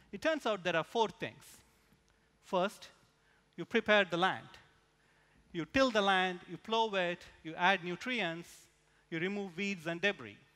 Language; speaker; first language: English; non-native, local second language; Tamil